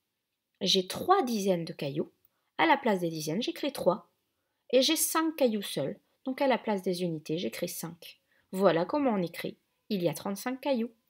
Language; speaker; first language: French; native; French